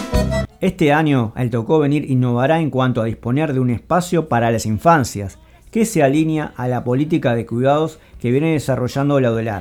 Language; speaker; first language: Spanish; native; Spanish